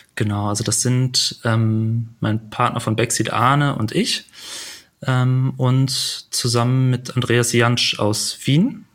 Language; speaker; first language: German; native; German